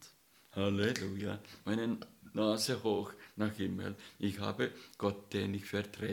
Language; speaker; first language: German; non-native, fluent; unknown